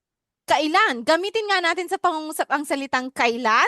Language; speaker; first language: Filipino; native; Filipino